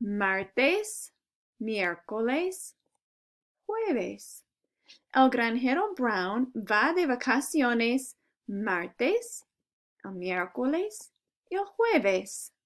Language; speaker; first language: Spanish; non-native, fluent; English